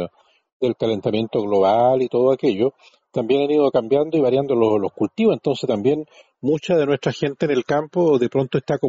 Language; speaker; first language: Spanish; native; Spanish